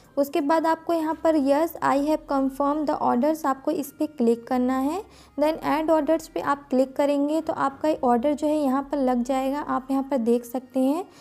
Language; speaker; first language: Hindi; native; Hindi